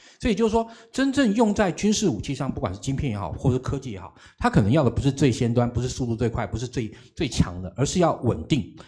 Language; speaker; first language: Chinese; native; Chinese